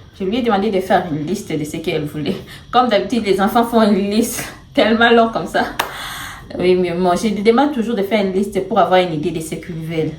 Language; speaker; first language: French; non-native, local second language; Swahili